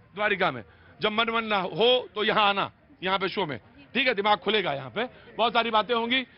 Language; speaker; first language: Hindi; native; Hindi